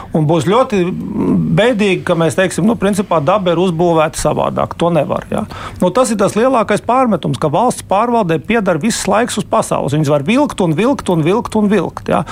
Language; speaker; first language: Latvian; native; Latvian